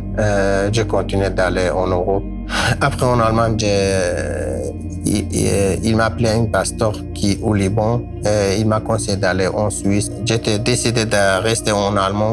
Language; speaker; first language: French; non-native, learner; Kurdish